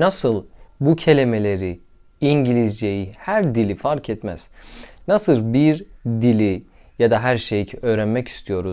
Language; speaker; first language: Turkish; non-native, learner; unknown